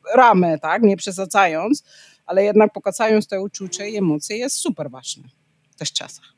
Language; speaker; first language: Polish; non-native, fluent; Spanish